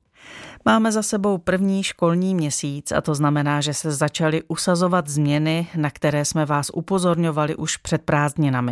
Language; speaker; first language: Czech; native; Czech